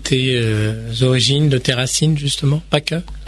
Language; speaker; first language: French; native; French